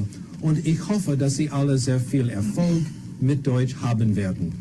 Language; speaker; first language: German; non-native, fluent; English